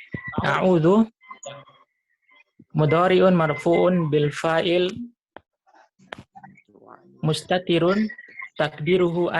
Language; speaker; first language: Arabic; non-native, learner; Indonesian